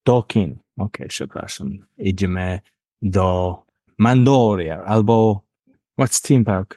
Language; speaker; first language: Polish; non-native, learner; English